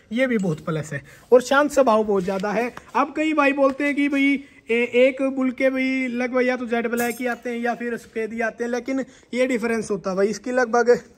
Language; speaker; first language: Hindi; native; Hindi